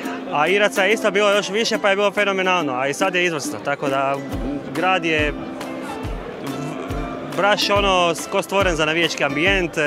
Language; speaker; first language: Croatian; native; Croatian